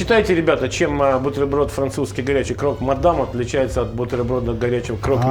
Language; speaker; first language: Russian; native; Russian